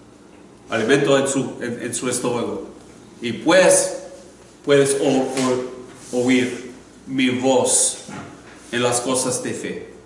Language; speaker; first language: Spanish; non-native, learner; English